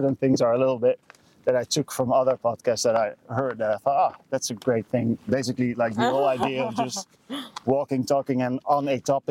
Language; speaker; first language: English; non-native, fluent; Dutch